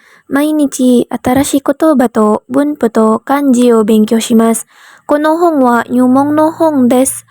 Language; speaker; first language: Japanese; non-native, learner; Indonesian